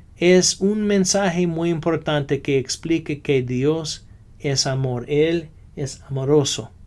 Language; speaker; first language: Spanish; non-native, fluent; English